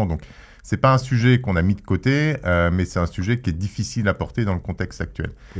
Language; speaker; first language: French; native; French